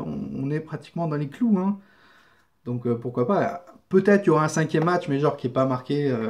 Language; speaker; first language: French; native; French